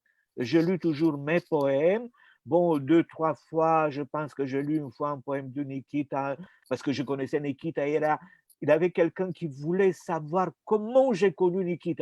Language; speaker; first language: French; non-native, fluent; Romanian